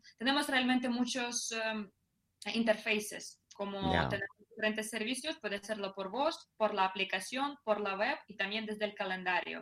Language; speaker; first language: Spanish; non-native, fluent; Russian